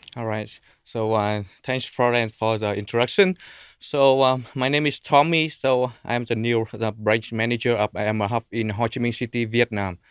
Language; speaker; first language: English; non-native, learner; Vietnamese